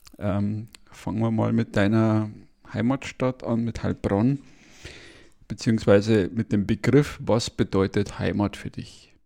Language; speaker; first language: German; native; German